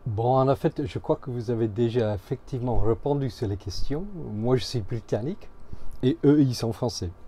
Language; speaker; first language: French; non-native, fluent; English